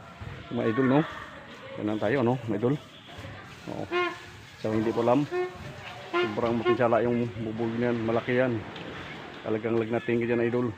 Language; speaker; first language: Filipino; native; Filipino